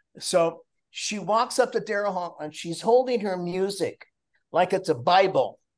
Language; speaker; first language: English; native; English